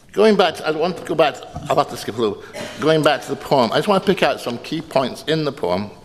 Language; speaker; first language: English; native; English